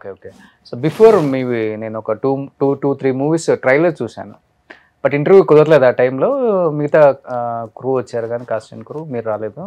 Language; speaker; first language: Telugu; native; Telugu